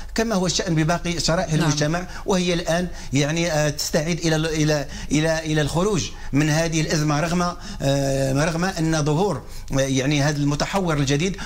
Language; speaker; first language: Arabic; non-native, fluent; Spanish